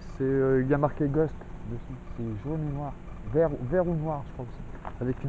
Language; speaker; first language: French; native; French